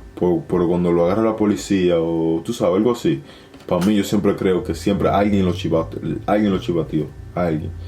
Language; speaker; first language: Spanish; early bilingual, heritage; Spanish